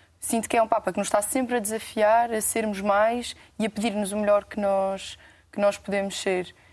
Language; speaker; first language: Portuguese; native; Portuguese